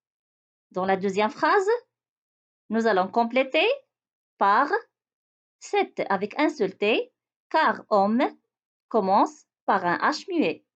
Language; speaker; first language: French; non-native, local second language; Arabic